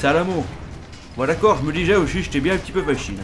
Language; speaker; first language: French; native; French